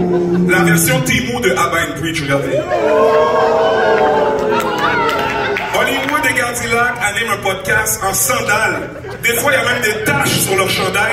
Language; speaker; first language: French; native; French